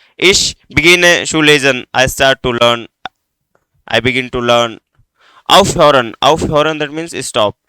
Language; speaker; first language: Hindi; native; Hindi